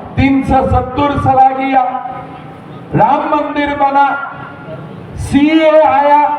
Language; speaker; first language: Hindi; non-native, local second language; Assamese